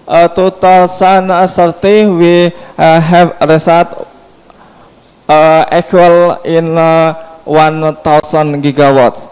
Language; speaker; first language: English; non-native, learner; Indonesian